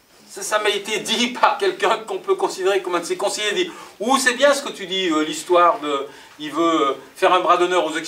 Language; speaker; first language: French; native; French